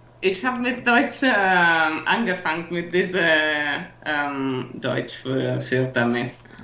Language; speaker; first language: German; non-native, learner; Spanish